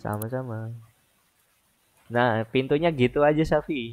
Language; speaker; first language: Indonesian; native; Indonesian